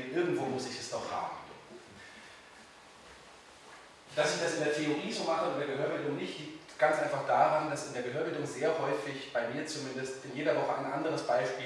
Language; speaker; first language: German; native; German